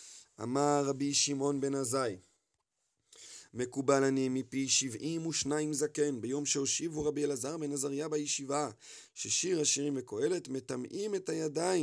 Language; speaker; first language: Hebrew; native; Hebrew